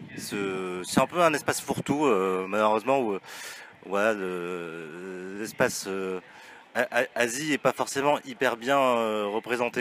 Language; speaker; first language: French; native; French